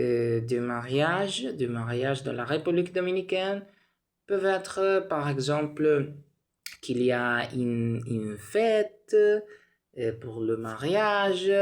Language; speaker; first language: French; non-native, learner; Spanish